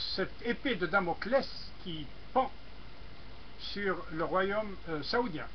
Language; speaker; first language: French; non-native, local second language; Arabic